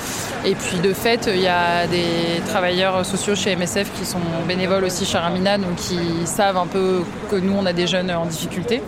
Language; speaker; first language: French; native; French